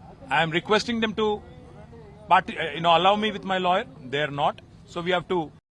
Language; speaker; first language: English; non-native, local second language; Telugu